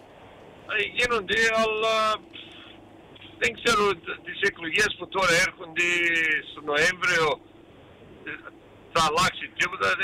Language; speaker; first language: Greek; early bilingual, heritage; Greek